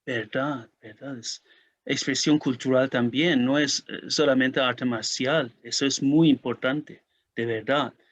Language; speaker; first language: Spanish; non-native, learner; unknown